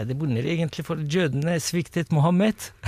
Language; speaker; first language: Norwegian; non-native, fluent; Turkish